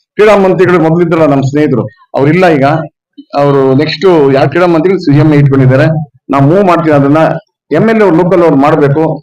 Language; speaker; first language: Kannada; native; Kannada